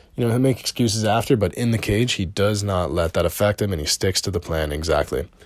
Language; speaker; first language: English; native; English